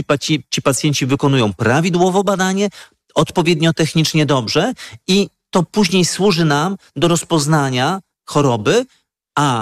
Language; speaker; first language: Polish; native; Polish